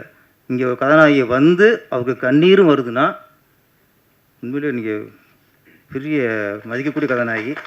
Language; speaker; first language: Tamil; native; Tamil